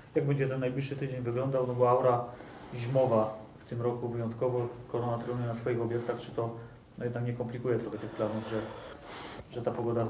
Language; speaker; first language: Polish; native; Polish